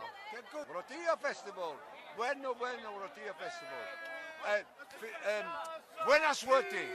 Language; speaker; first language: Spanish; non-native, learner; English